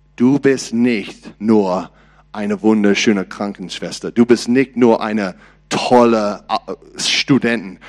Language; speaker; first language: German; non-native, learner; English